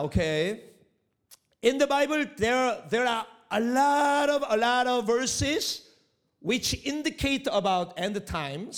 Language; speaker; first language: English; non-native, fluent; Korean